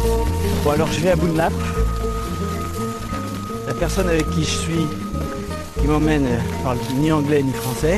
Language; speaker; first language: French; native; French